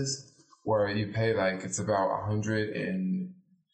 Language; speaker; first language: English; native; English